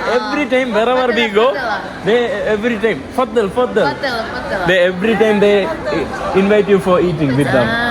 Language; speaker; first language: English; non-native, local second language; Malayalam